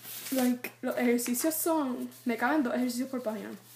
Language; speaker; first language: Spanish; early bilingual, heritage; Spanish